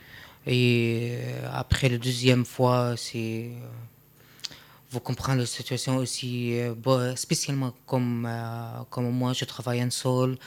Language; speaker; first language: French; non-native, learner; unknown